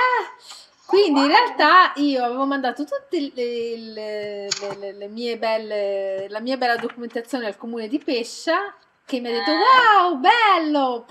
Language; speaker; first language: Italian; native; Italian